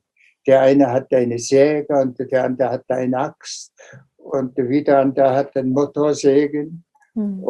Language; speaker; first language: German; non-native, fluent; Tuvinian